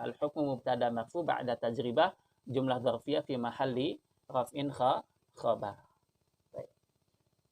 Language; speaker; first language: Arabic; non-native, fluent; Indonesian